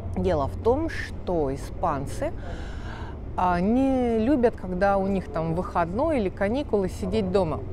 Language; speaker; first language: Russian; native; Russian